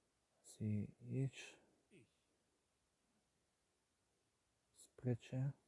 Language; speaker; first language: German; non-native, learner; English